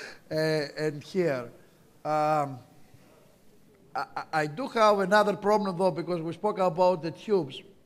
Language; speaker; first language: English; non-native, fluent; Greek